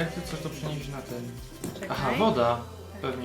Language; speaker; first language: Polish; native; Polish